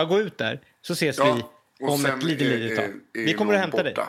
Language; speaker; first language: Swedish; native; Swedish